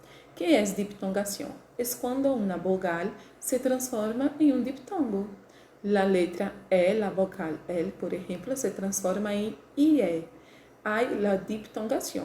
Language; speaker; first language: Spanish; non-native, learner; Portuguese